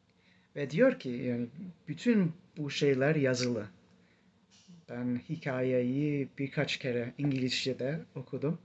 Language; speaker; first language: Turkish; non-native, fluent; English